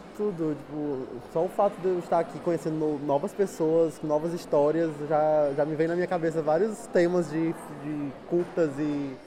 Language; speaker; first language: Portuguese; native; Portuguese